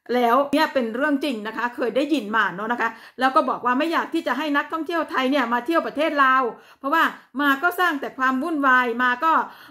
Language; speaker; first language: Thai; native; Thai